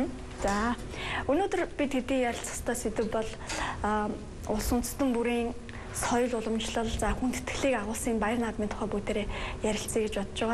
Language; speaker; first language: Mongolian; native; Mongolian